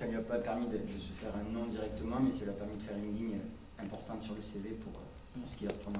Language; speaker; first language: French; native; French